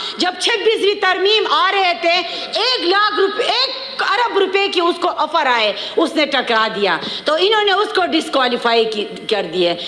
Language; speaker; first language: Urdu; non-native, local second language; Khowar